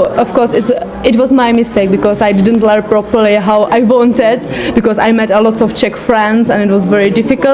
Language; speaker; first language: English; non-native, learner; Czech